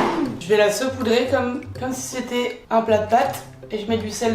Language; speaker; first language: French; native; French